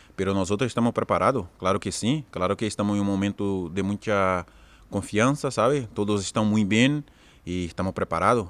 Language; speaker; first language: Portuguese; native; Portuguese